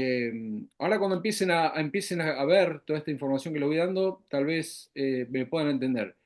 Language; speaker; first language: Spanish; native; Spanish